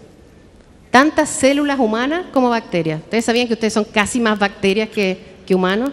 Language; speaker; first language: Spanish; native; Spanish